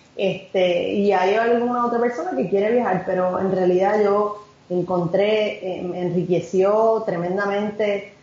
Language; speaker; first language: Spanish; native; Spanish